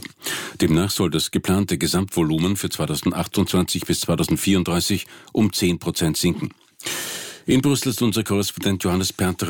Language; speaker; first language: German; native; German